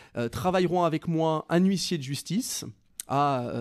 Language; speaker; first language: French; native; French